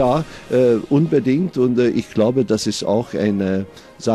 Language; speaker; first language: German; non-native, fluent; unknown